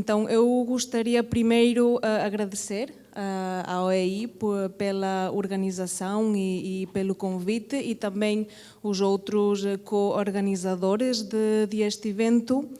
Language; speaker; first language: Portuguese; non-native, fluent; Catalan